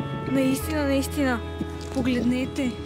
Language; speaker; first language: Bulgarian; native; Bulgarian